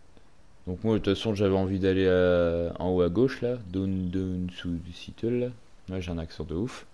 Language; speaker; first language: French; native; French